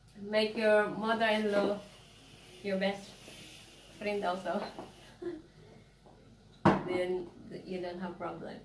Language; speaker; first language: English; non-native, local second language; Filipino